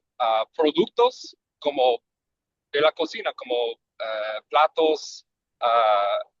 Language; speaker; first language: Spanish; early bilingual, heritage; English